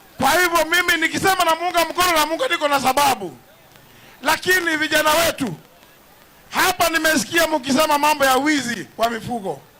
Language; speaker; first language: Swahili; non-native, local second language; Embu